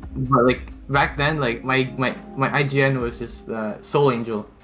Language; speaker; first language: English; non-native, fluent; Filipino